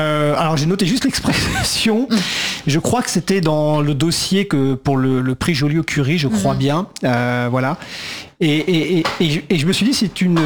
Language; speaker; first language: French; native; French